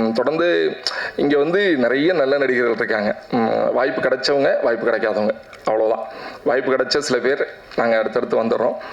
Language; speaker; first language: Tamil; native; Tamil